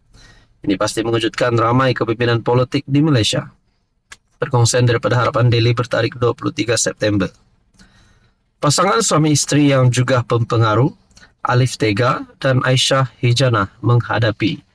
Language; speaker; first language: Malay; native; Malay